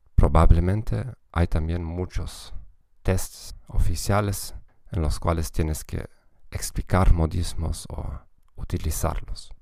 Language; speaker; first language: Spanish; non-native, fluent; German